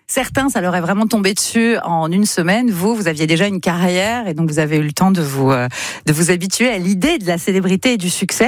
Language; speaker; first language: French; native; French